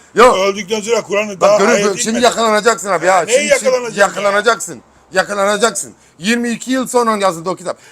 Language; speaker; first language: Turkish; early bilingual, heritage; Turkish